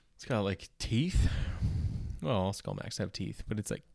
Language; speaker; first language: English; native; English